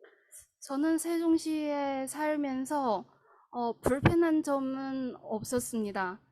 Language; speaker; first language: Korean; non-native, fluent; Chinese